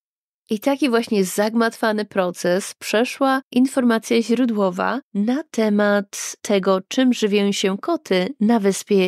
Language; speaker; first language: Polish; native; Polish